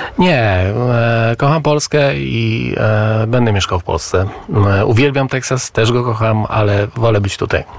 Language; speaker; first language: Polish; native; Polish